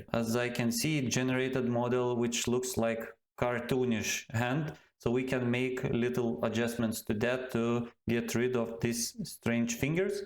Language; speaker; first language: English; non-native, fluent; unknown